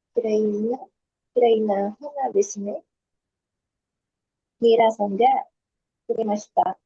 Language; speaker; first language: Japanese; non-native, learner; Indonesian